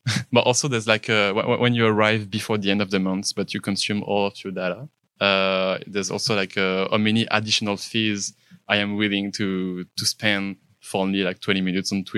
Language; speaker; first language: English; non-native, fluent; French